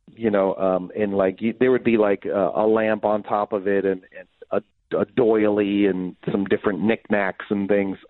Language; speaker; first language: English; native; English